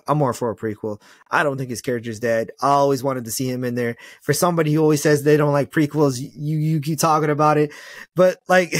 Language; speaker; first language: English; native; English